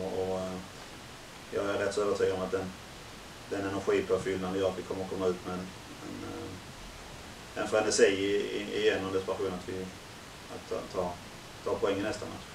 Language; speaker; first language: Swedish; native; Swedish